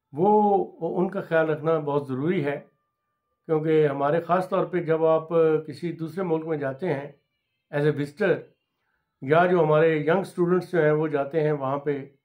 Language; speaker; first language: Urdu; non-native, local second language; Punjabi